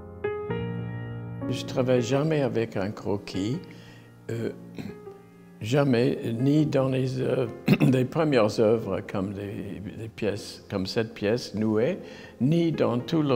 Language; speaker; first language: French; non-native, fluent; English